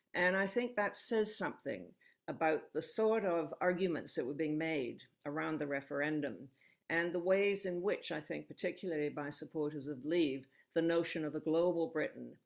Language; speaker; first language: English; native; English